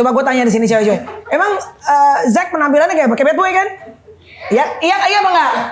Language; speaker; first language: Indonesian; native; Indonesian